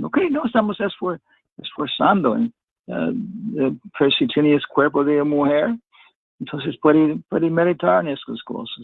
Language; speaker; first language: Spanish; non-native, fluent; English